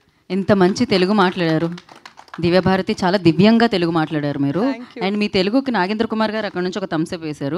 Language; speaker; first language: Telugu; native; Telugu